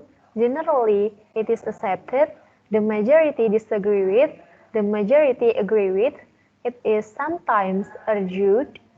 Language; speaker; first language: English; non-native, learner; Indonesian